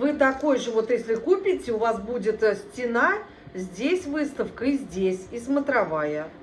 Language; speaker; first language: Russian; native; Russian